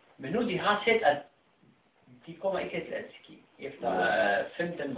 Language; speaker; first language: Danish; non-native, fluent; Arabic